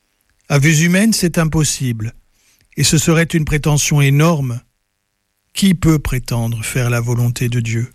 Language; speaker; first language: French; native; French